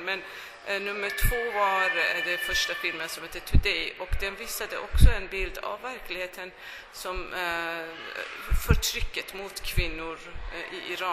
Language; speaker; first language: Swedish; non-native, fluent; Persian